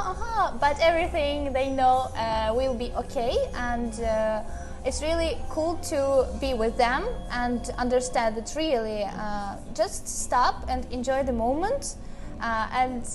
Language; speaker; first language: English; non-native, learner; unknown